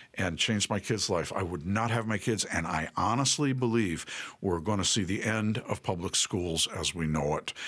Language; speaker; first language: English; native; English